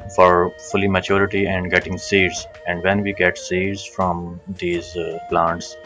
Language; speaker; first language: English; non-native, local second language; Punjabi